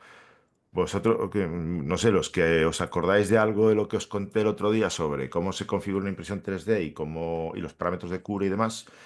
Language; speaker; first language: Spanish; native; Spanish